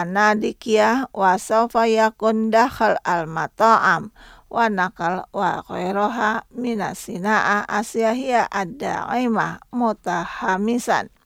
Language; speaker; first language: Arabic; non-native, fluent; Indonesian